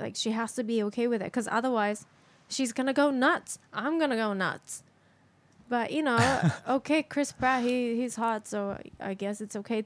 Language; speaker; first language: English; non-native, fluent; Japanese